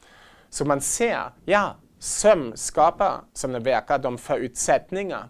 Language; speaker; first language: Swedish; non-native, fluent; German